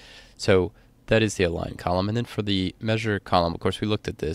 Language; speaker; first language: English; native; English